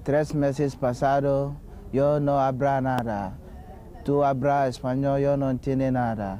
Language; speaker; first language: Spanish; non-native, learner; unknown